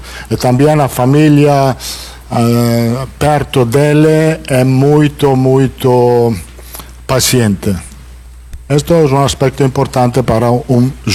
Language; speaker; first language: Portuguese; non-native, fluent; Italian